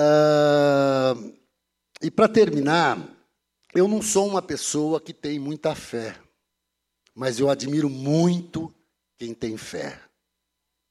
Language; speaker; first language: Portuguese; native; Portuguese